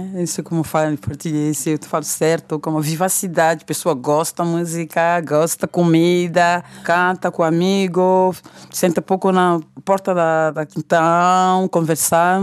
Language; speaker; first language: Portuguese; non-native, local second language; French